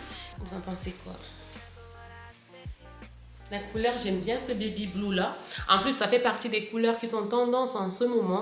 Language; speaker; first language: French; native; French